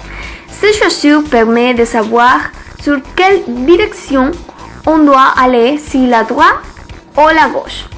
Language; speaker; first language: French; non-native, learner; Spanish